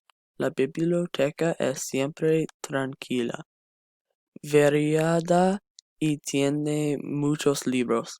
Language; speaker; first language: Spanish; non-native, learner; English